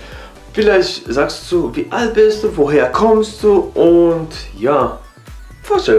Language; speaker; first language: German; non-native, learner; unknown